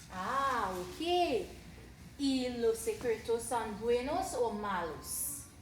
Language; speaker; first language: Spanish; non-native, learner; English